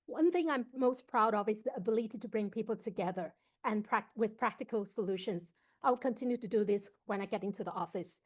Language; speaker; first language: English; non-native, local second language; Chinese